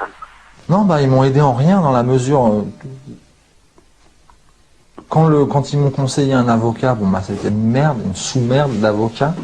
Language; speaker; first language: French; native; French